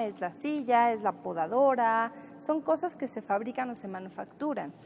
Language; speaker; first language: Spanish; native; Spanish